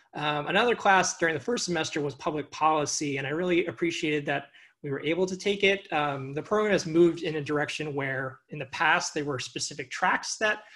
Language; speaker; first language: English; native; English